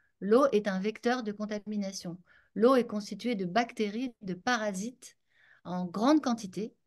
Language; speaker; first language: French; native; French